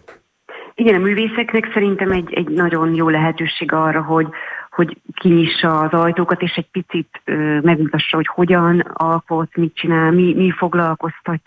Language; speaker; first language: Hungarian; native; Hungarian